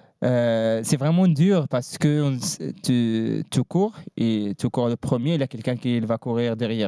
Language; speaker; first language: French; non-native, learner; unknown